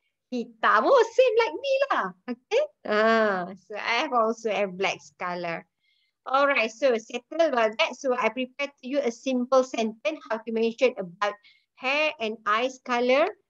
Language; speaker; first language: English; non-native, local second language; Malay